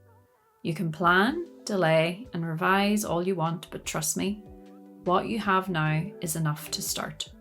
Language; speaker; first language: English; native; English